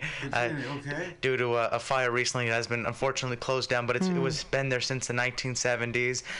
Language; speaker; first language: English; native; English